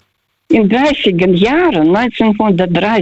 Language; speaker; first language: German; non-native, fluent; Russian